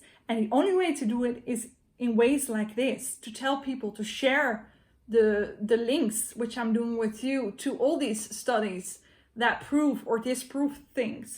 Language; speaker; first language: English; non-native, fluent; Dutch